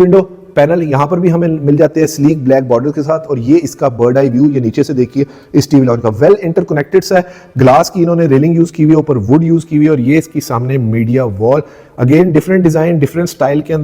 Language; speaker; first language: Urdu; native; Urdu